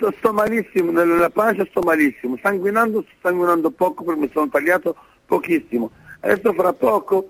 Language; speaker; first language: Italian; non-native, fluent; Arabic